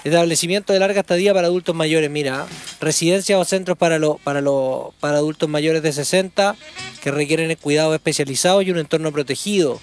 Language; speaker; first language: Spanish; native; Spanish